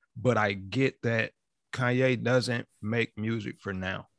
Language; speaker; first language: English; native; English